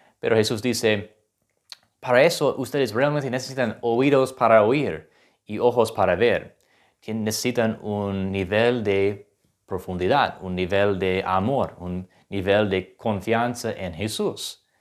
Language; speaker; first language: Spanish; non-native, learner; English